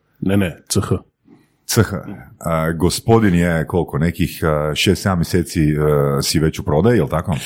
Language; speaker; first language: Croatian; native; Croatian